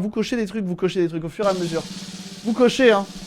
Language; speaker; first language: French; native; French